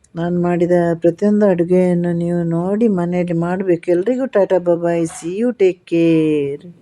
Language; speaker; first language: Kannada; non-native, local second language; Malayalam